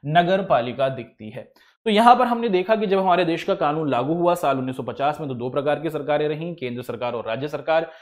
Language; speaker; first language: Hindi; native; Hindi